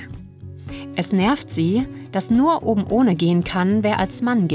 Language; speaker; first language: German; native; German